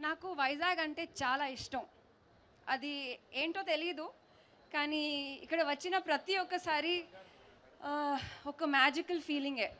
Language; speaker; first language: Telugu; non-native, learner; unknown